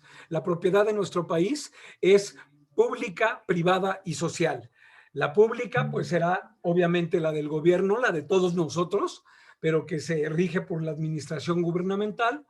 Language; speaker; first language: Spanish; native; Spanish